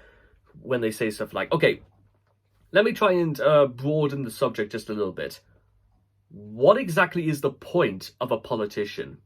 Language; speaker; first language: English; native; English